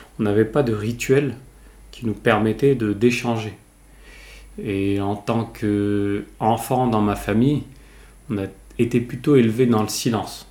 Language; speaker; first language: French; early bilingual, other home language; Kabyle